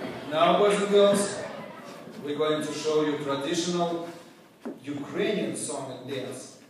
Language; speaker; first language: English; non-native, fluent; Russian